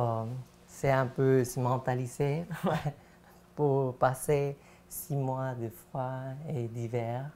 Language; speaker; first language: French; non-native, fluent; Spanish